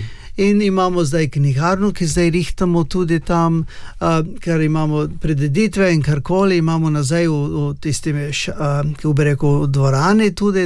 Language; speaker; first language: Slovenian; early bilingual, heritage; Slovenian